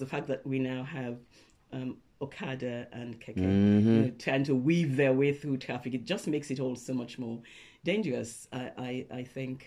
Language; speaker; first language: English; non-native, local second language; Krio